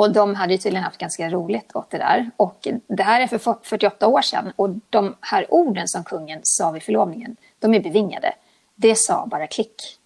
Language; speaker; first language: Swedish; native; Swedish